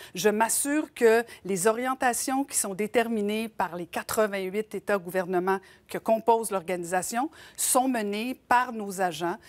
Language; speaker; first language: French; native; French